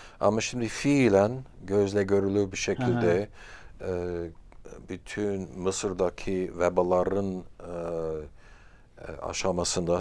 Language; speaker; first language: Turkish; non-native, fluent; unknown